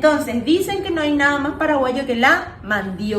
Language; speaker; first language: Spanish; native; Spanish